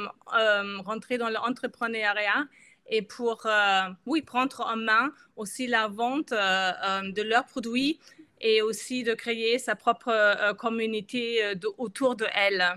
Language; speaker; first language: French; non-native, fluent; German